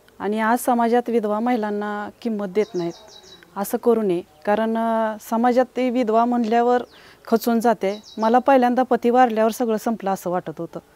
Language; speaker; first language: Marathi; native; Marathi